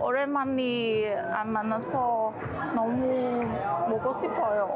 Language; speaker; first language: Korean; non-native, learner; Vietnamese